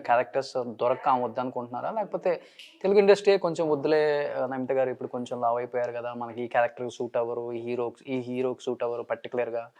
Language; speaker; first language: Telugu; native; Telugu